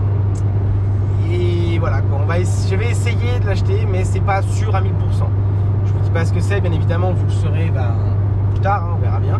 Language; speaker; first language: French; native; French